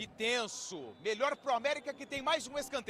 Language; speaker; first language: Portuguese; native; Portuguese